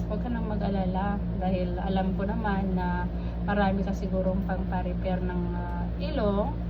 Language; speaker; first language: Filipino; non-native, local second language; Iloko